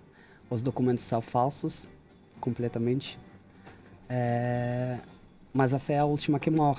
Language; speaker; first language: Portuguese; non-native, fluent; Hebrew